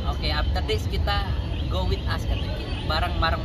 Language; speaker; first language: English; non-native, learner; Indonesian